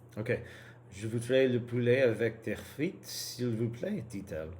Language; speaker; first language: French; non-native, learner; English